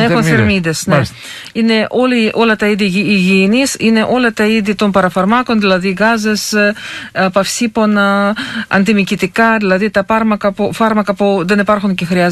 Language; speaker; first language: Greek; non-native, fluent; Ukrainian